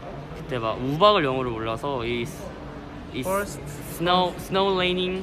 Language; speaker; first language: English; non-native, learner; Korean